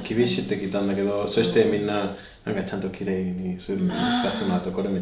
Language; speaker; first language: Japanese; non-native, fluent; Spanish